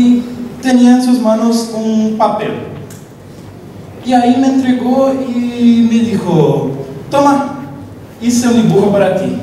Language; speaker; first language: Spanish; non-native, local second language; Portuguese